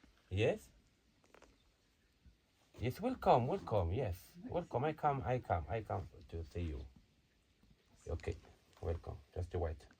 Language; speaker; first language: English; non-native, learner; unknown